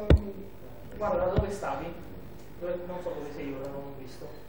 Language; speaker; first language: Italian; native; Italian